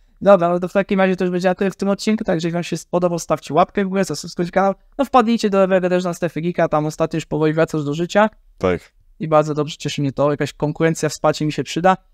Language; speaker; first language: Polish; native; Polish